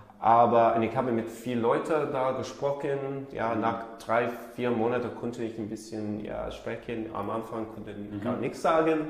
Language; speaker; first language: German; non-native, learner; English